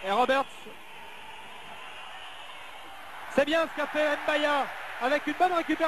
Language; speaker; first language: French; native; French